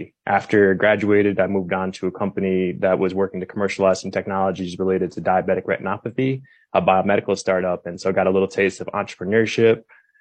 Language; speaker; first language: English; native; English